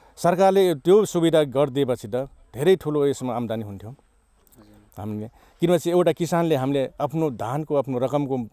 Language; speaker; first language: Nepali; non-native, local second language; Rana Tharu